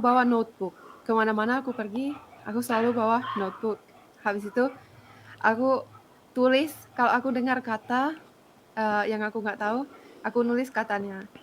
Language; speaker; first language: Indonesian; non-native, fluent; Finnish